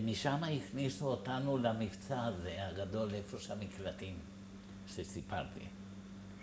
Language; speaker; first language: Hebrew; non-native, fluent; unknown